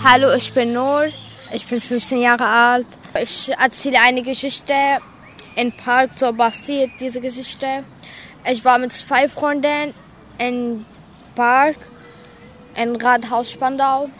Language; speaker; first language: German; non-native, learner; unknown